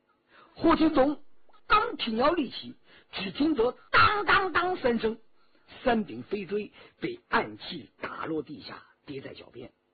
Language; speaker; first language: Chinese; native; Chinese